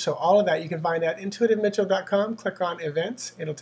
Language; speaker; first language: English; native; English